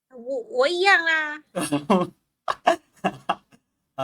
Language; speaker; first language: Chinese; non-native, learner; Lao